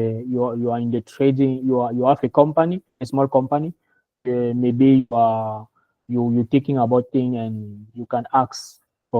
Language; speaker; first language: English; non-native, learner; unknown